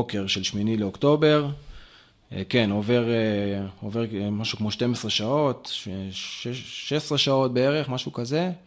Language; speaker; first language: Hebrew; native; Hebrew